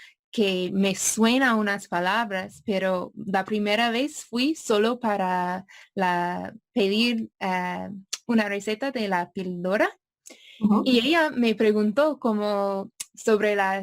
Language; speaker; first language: Spanish; non-native, fluent; English